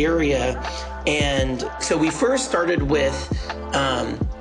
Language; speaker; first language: English; native; English